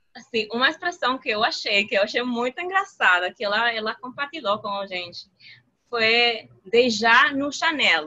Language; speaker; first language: Portuguese; non-native, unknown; Spanish